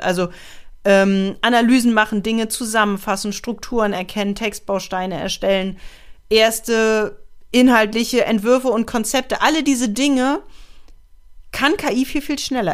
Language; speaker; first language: German; native; German